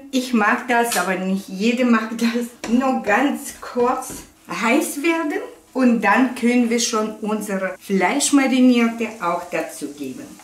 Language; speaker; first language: German; non-native, fluent; Russian